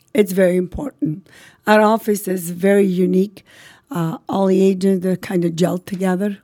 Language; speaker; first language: English; non-native, fluent; Macedonian